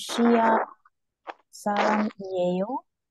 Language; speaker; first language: Korean; non-native, learner; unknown